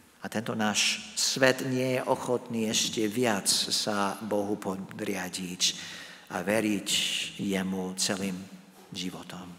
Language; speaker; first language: Slovak; non-native, fluent; English